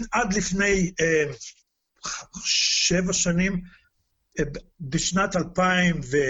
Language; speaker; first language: Hebrew; native; Hebrew